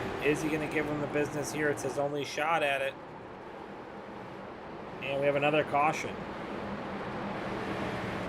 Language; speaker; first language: English; native; English